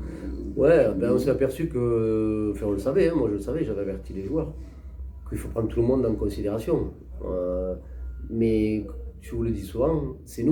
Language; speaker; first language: French; native; French